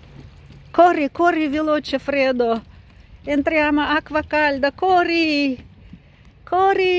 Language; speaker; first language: Italian; non-native, learner; Russian